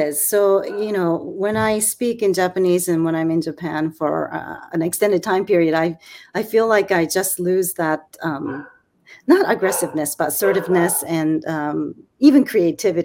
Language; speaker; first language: English; non-native, fluent; Japanese